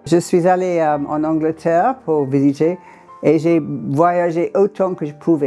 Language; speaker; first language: French; non-native, fluent; English